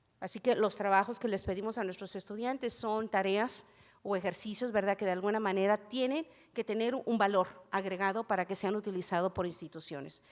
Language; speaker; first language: Spanish; native; Spanish